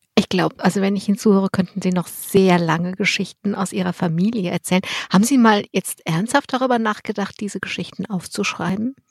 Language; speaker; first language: German; native; German